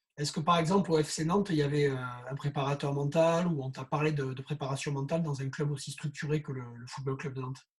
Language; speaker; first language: French; native; French